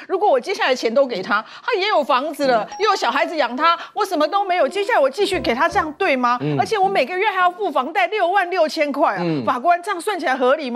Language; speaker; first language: Chinese; native; Chinese